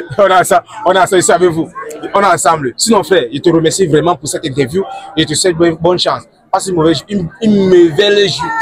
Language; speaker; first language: French; non-native, local second language; English